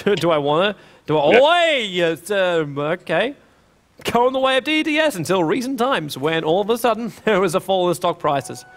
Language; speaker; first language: English; native; English